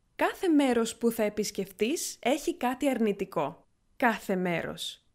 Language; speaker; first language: Greek; native; Greek